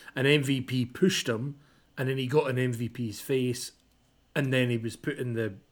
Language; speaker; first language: English; native; English